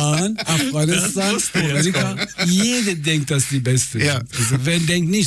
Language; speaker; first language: German; non-native, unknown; Persian